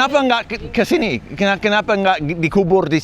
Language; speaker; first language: Indonesian; non-native, fluent; English